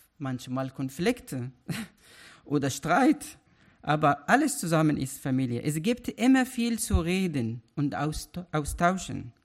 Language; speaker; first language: German; non-native, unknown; Arabic